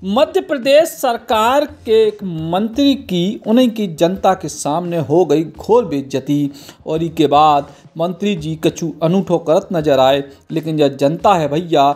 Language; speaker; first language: Hindi; native; Hindi